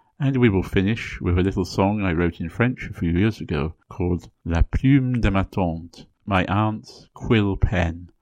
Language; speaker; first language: English; native; English